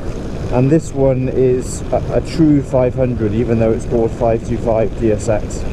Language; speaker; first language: English; native; English